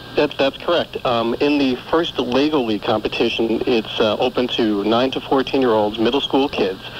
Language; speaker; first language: English; native; English